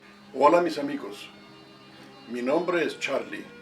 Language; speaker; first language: Spanish; non-native, fluent; English